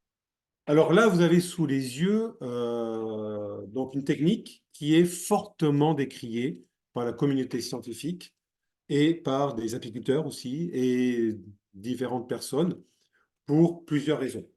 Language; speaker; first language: French; native; French